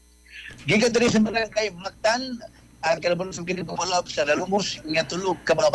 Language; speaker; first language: Cebuano; native; Cebuano